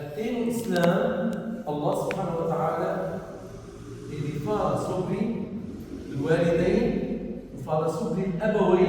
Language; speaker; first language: Portuguese; non-native, fluent; Arabic